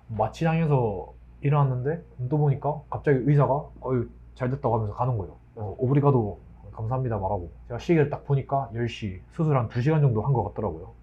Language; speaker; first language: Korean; native; Korean